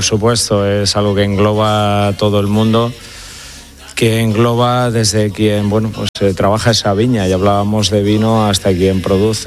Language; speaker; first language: Spanish; native; Spanish